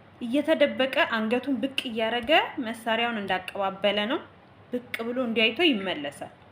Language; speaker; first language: Amharic; native; Amharic